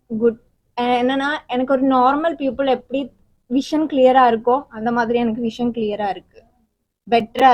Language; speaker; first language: Tamil; non-native, learner; Malayalam